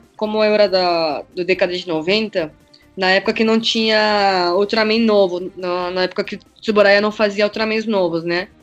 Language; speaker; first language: Portuguese; early bilingual, other home language; Japanese